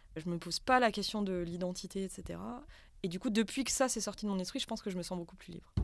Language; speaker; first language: French; native; French